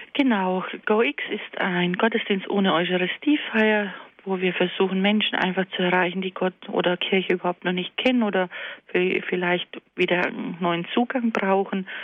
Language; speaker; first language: German; early bilingual, other home language; Croatian